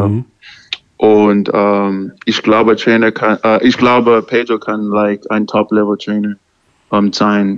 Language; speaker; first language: German; non-native, learner; English